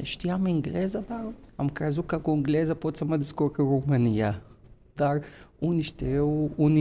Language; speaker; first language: Romanian; non-native, fluent; Arabic